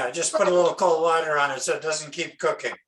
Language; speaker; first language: English; native; English